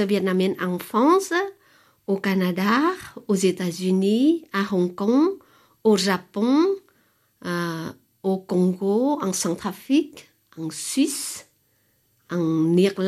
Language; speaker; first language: French; non-native, fluent; Vietnamese